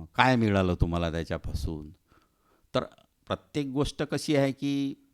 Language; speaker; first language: Marathi; native; Marathi